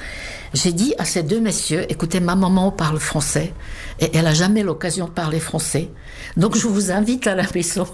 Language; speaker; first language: French; non-native, fluent; Czech